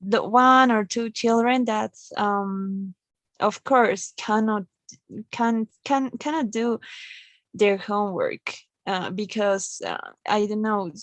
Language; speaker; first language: English; non-native, learner; Spanish